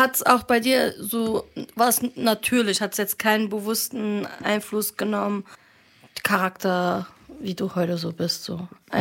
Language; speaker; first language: German; native; German